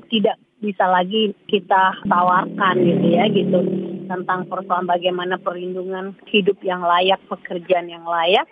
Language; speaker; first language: Indonesian; native; Indonesian